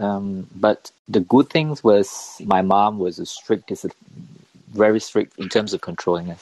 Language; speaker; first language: English; non-native, local second language; Cantonese